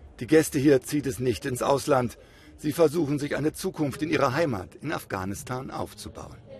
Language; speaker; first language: German; native; German